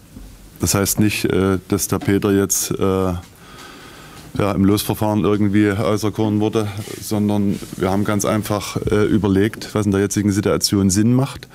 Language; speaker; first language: German; native; German